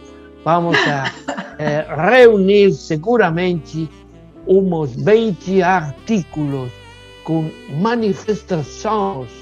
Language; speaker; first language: Portuguese; non-native, fluent; Spanish